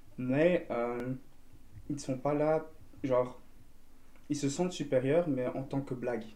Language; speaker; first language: French; native; French